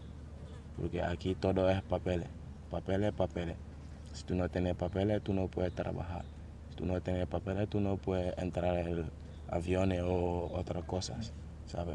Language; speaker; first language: Spanish; non-native, learner; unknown